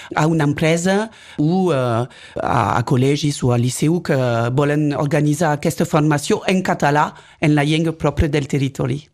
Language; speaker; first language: Catalan; non-native, local second language; French